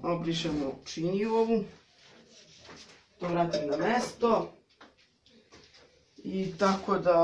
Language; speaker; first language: Serbian; native; Serbian